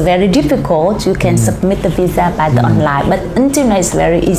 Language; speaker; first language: English; non-native, learner; Vietnamese